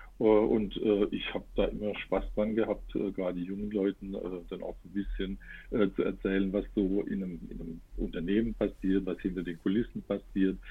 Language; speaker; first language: German; native; German